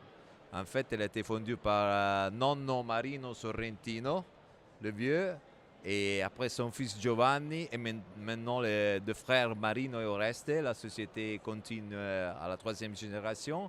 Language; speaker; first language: French; non-native, fluent; Italian